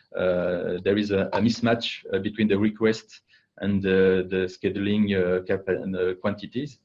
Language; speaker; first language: English; non-native, fluent; French